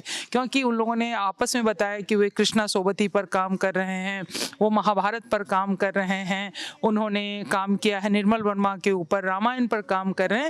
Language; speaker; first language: Hindi; native; Hindi